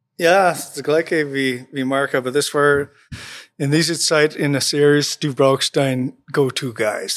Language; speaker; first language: German; non-native, learner; English